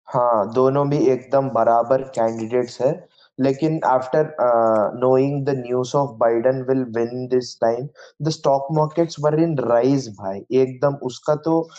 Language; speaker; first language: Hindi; non-native, local second language; Bangla